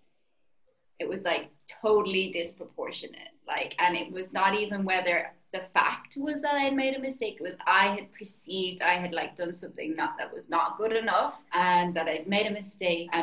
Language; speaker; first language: English; native; English